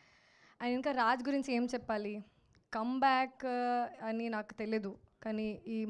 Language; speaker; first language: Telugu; non-native, local second language; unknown